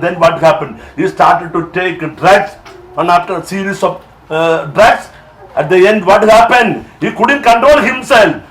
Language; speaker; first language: English; non-native, local second language; Malayalam